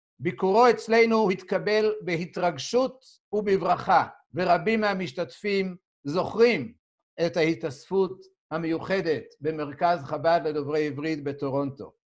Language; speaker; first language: Hebrew; native; Hebrew